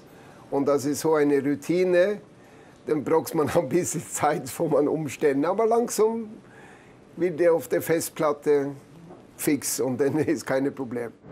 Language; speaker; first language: German; non-native, fluent; Norwegian